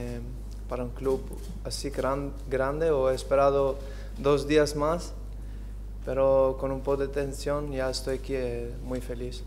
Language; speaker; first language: Spanish; non-native, learner; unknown